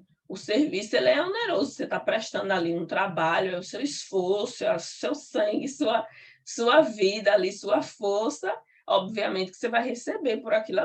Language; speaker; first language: Portuguese; native; Portuguese